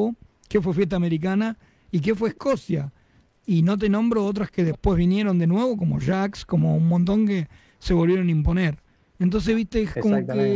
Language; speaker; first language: Spanish; native; Spanish